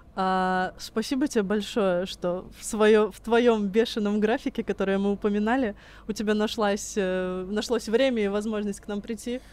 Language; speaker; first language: Russian; native; Russian